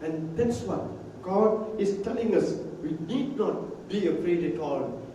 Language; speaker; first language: English; non-native, local second language; Tamil